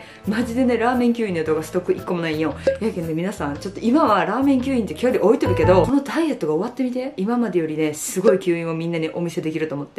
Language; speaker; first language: Japanese; native; Japanese